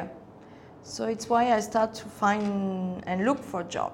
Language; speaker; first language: English; non-native, fluent; Spanish